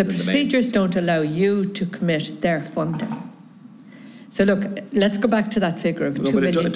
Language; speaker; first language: English; native; English